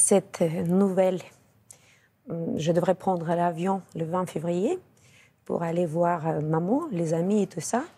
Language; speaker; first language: French; non-native, fluent; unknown